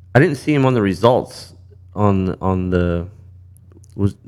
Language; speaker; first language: English; native; English